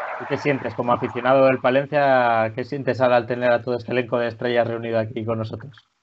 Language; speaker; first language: Spanish; native; Spanish